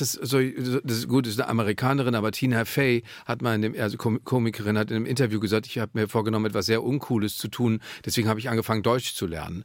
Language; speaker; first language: German; native; German